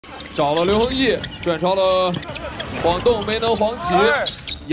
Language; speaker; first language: Chinese; native; Chinese